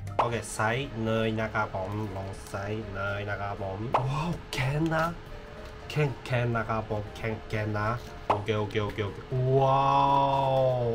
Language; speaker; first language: Thai; non-native, learner; Japanese